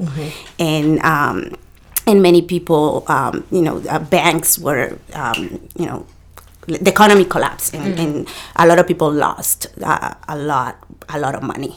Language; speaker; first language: English; non-native, fluent; Spanish